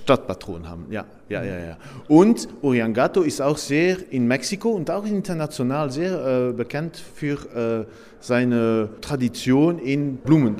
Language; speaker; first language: German; non-native, fluent; Dutch